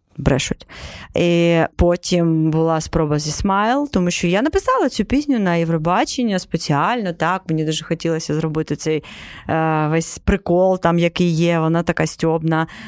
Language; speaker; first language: Ukrainian; non-native, local second language; Crimean Tatar